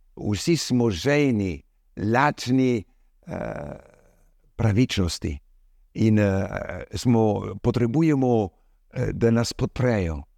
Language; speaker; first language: Slovenian; early bilingual, heritage; Slovenian